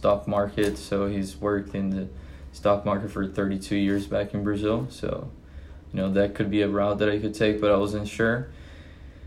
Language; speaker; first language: English; non-native, fluent; Portuguese